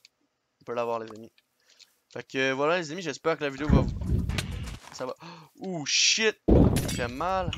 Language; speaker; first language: French; native; French